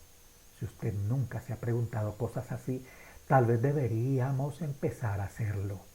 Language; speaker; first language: Spanish; native; Spanish